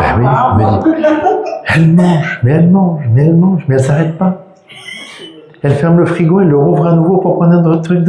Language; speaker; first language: French; native; French